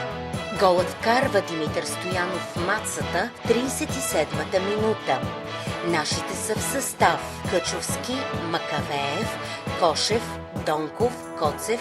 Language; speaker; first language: Bulgarian; native; Bulgarian